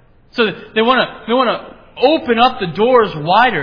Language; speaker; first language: English; native; English